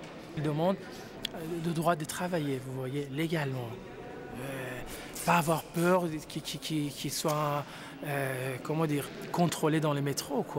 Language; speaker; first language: French; non-native, learner; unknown